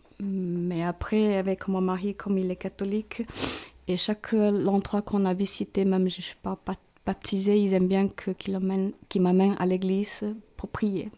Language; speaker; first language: French; non-native, fluent; Chinese